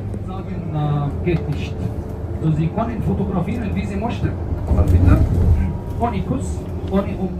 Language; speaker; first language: German; non-native, fluent; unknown